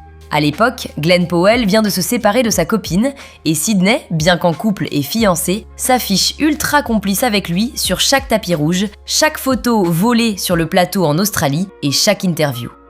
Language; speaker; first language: French; native; French